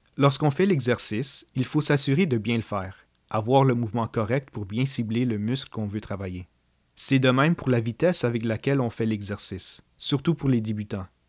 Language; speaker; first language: French; native; French